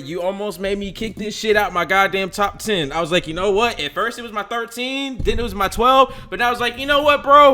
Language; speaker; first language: English; native; English